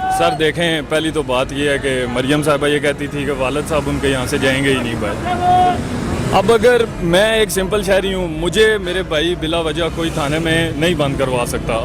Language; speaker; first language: Urdu; non-native, local second language; Pahari-Potwari